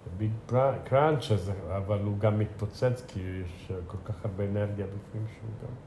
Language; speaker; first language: Hebrew; non-native, fluent; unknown